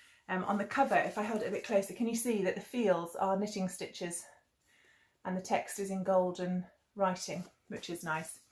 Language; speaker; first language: English; native; English